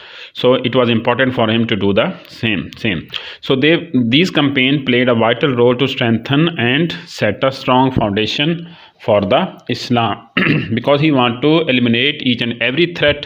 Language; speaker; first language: English; non-native, local second language; Urdu